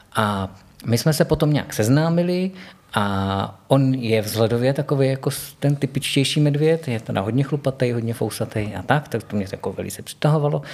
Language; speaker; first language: Czech; native; Czech